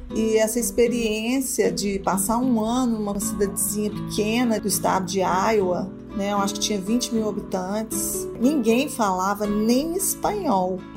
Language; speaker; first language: Portuguese; native; Portuguese